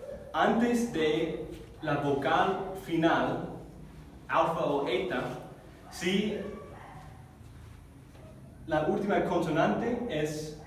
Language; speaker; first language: Spanish; non-native, fluent; English